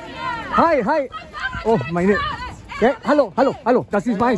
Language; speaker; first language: German; non-native, fluent; Spanish